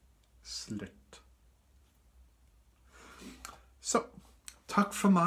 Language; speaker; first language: Norwegian; non-native, fluent; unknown